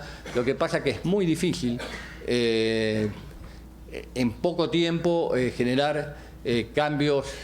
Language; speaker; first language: Spanish; native; Spanish